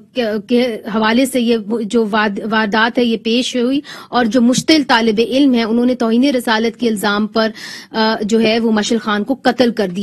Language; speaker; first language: Urdu; native; Urdu